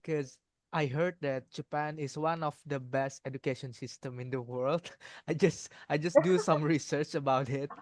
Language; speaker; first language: English; non-native, learner; Indonesian